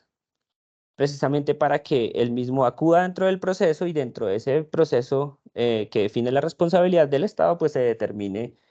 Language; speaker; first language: Spanish; native; Spanish